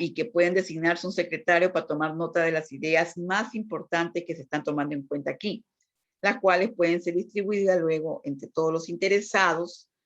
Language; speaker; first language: Spanish; native; Spanish